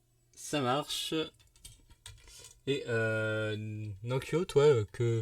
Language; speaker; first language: French; native; French